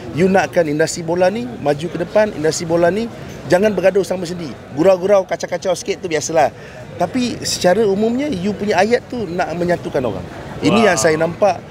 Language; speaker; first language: Malay; native; Malay